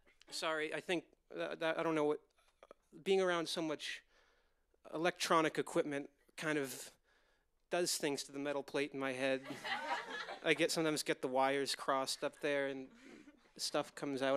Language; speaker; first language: English; native; English